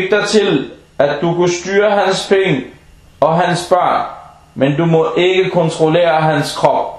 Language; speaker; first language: Danish; early bilingual, other home language; Arabic